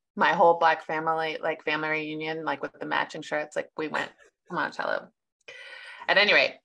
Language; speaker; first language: English; native; English